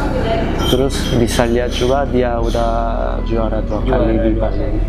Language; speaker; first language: Indonesian; non-native, learner; Korean